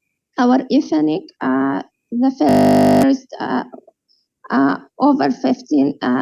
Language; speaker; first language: English; non-native, learner; Arabic